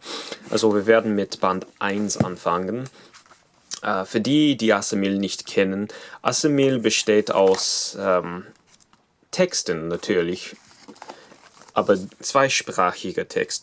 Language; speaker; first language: German; non-native, fluent; English